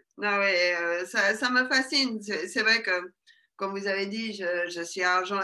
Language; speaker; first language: French; early bilingual, other home language; Spanish